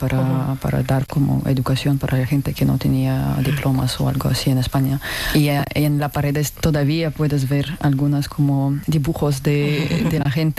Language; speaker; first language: Spanish; non-native, learner; Russian